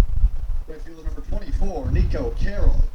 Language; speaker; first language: English; native; English